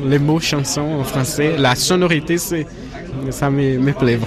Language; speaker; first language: French; non-native, learner; Portuguese